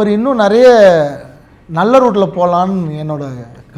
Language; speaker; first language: Tamil; native; Tamil